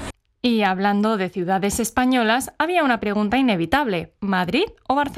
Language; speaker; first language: Spanish; non-native, fluent; Czech